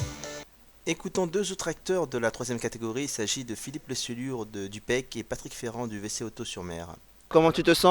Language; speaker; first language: French; native; French